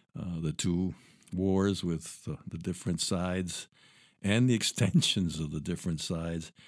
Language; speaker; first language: English; early bilingual, other home language; Spanish